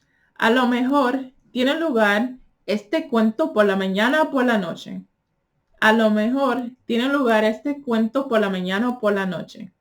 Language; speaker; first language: Spanish; early bilingual, heritage; Spanish